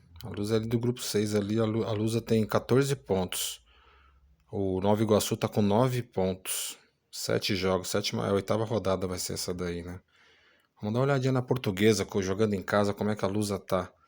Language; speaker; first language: Portuguese; native; Portuguese